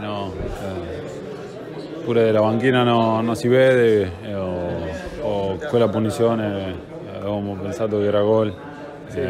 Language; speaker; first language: Italian; non-native, fluent; Spanish